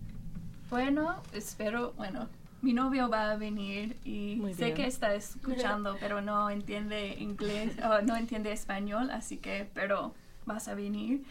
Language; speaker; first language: Spanish; non-native, fluent; English